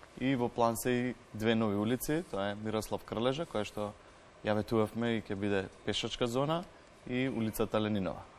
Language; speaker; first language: Macedonian; native; Macedonian